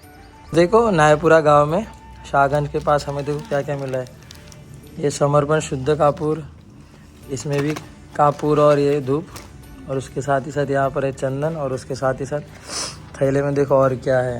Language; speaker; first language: Hindi; non-native, local second language; Marathi